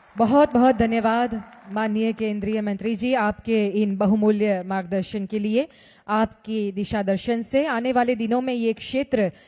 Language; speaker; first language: Hindi; non-native, local second language; Gujarati